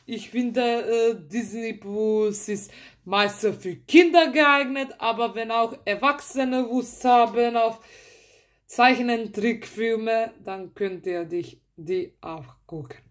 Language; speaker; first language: German; early bilingual, other home language; Macedonian